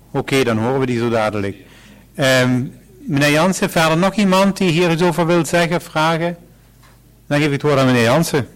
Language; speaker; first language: Dutch; native; Dutch